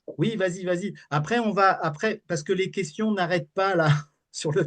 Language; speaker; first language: French; native; French